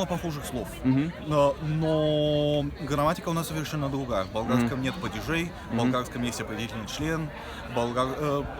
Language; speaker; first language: Russian; early bilingual, other home language; Bulgarian